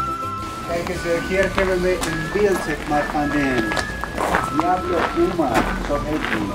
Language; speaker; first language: Dutch; non-native, fluent; Spanish